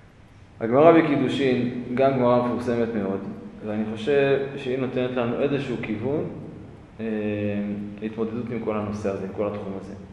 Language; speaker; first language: Hebrew; native; Hebrew